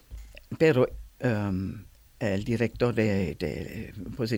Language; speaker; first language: Spanish; non-native, learner; German